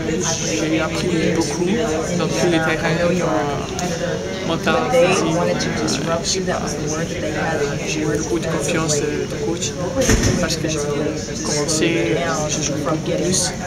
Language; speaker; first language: French; non-native, local second language; Dutch